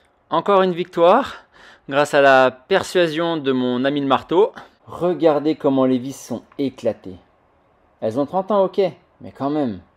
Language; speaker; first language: French; native; French